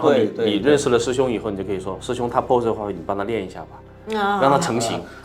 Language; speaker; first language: Chinese; native; Chinese